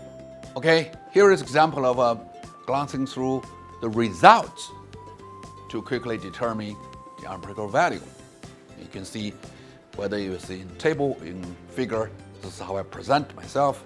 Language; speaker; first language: English; non-native, fluent; Chinese